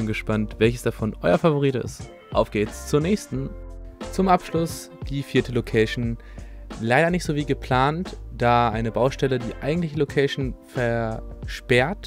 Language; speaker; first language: German; native; German